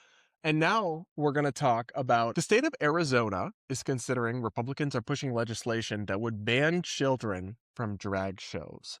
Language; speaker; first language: English; native; English